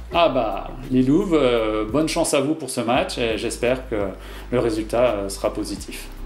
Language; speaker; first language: French; native; French